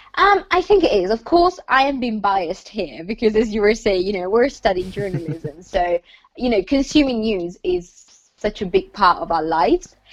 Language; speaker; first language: English; non-native, fluent; Italian